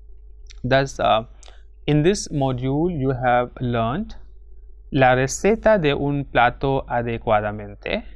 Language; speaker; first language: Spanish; non-native, fluent; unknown